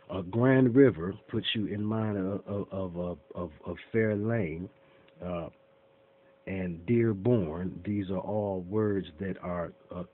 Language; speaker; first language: English; native; English